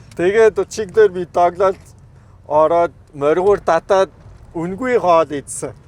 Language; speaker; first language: Mongolian; non-native, fluent; French